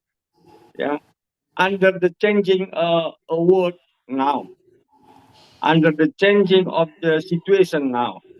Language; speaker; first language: English; non-native, learner; Indonesian